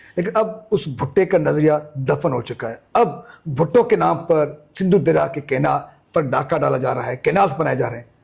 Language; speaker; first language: Urdu; non-native, local second language; Sindhi